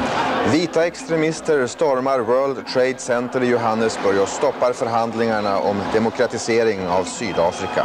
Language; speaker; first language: Swedish; native; Swedish